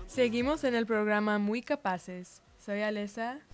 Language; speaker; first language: Spanish; early bilingual, heritage; Spanish